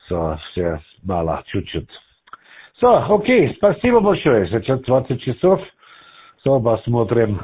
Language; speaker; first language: Russian; non-native, learner; German